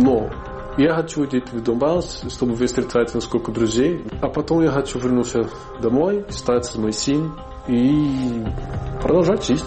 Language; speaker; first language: Russian; non-native, learner; Portuguese